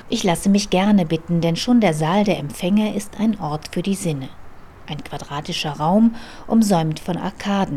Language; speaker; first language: German; native; German